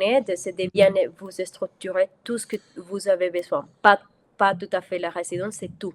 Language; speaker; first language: French; non-native, fluent; Spanish